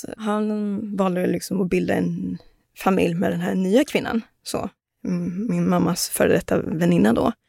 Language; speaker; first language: Swedish; early bilingual, other home language; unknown